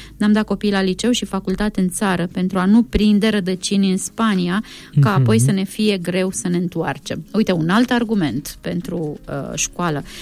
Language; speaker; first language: Romanian; native; Romanian